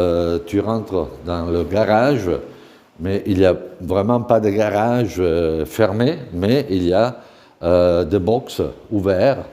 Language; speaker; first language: French; non-native, fluent; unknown